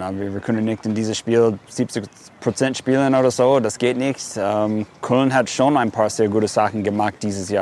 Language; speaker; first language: German; non-native, fluent; English